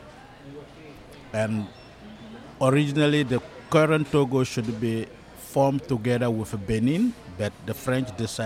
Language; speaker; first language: English; non-native, fluent; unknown